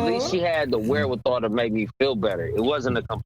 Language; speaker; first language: English; native; English